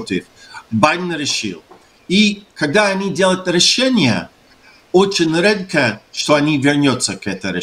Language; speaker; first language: Russian; non-native, fluent; English